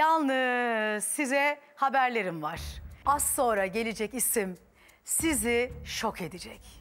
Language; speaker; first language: Turkish; native; Turkish